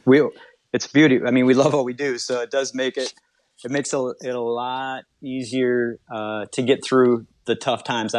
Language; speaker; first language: English; native; English